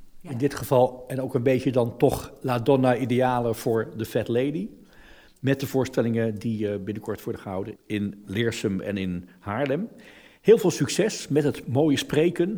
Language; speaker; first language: Dutch; native; Dutch